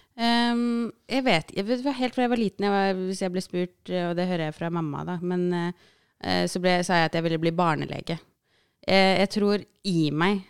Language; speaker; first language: Norwegian; early bilingual, other home language; Arabic